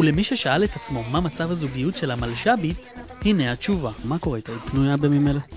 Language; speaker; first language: Hebrew; native; Hebrew